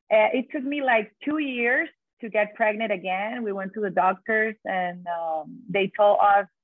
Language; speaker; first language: English; non-native, fluent; Spanish